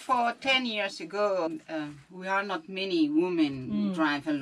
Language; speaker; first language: English; non-native, learner; French